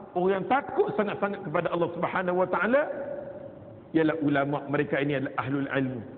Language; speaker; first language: Malay; native; Malay